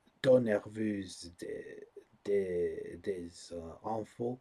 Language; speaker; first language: French; non-native, learner; English